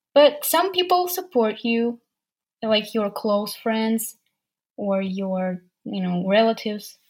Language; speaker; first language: English; non-native, fluent; Ukrainian